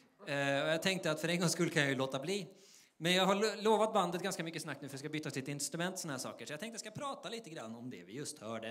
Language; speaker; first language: Swedish; native; Swedish